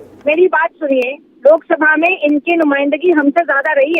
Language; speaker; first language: Hindi; native; Hindi